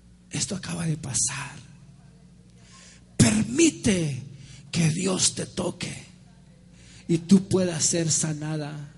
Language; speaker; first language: Spanish; early bilingual, heritage; Spanish